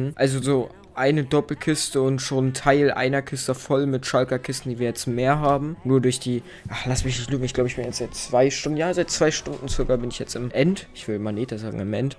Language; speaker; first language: German; native; German